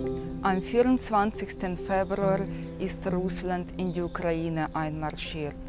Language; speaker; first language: German; non-native, fluent; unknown